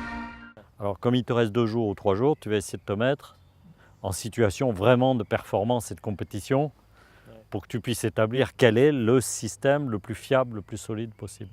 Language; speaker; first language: French; native; French